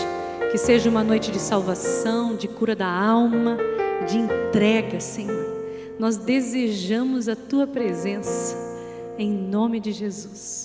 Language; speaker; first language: Portuguese; native; Portuguese